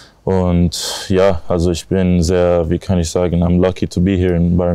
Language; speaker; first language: German; non-native, learner; English